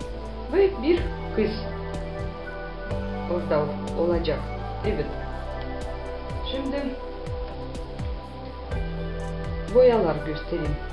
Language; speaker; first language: Turkish; non-native, learner; Russian